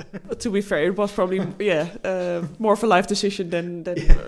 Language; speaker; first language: English; non-native, fluent; Dutch